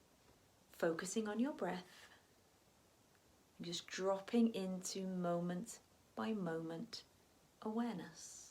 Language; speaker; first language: English; native; English